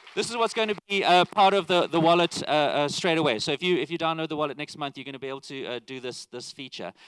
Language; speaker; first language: English; native; English